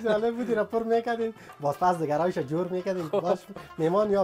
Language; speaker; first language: Persian; native; Persian